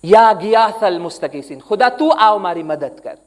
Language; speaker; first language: Gujarati; non-native, learner; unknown